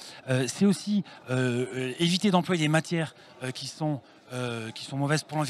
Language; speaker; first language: French; native; French